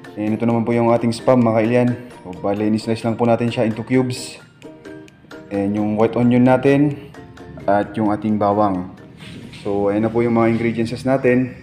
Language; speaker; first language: Filipino; non-native, local second language; Iloko